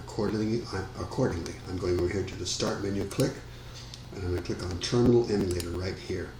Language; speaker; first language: English; native; English